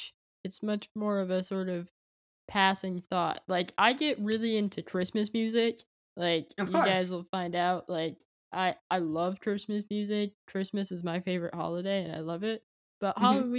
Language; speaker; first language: English; native; English